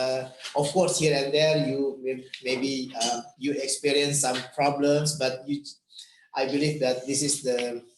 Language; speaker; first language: English; non-native, fluent; Indonesian